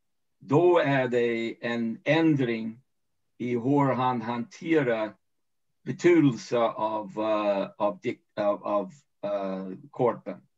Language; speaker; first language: Swedish; non-native, fluent; English